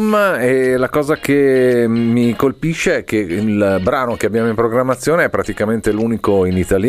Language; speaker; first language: Italian; native; Italian